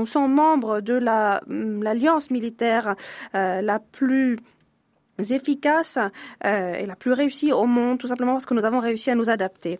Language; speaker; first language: French; native; French